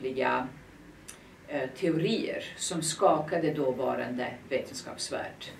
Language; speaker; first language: Swedish; non-native, fluent; Serbian